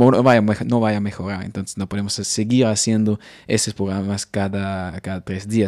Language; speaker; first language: Spanish; non-native, fluent; German